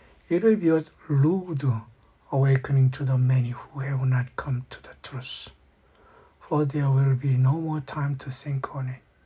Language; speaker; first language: English; non-native, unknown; Korean